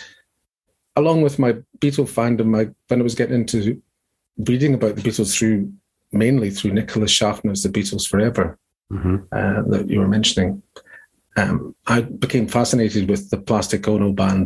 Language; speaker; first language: English; native; English